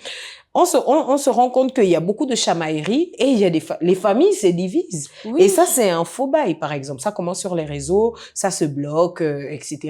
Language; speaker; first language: French; native; French